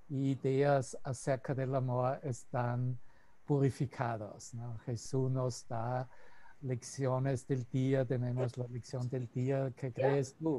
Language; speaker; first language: Spanish; non-native, fluent; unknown